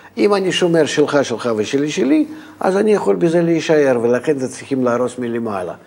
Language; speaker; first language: Hebrew; non-native, fluent; Russian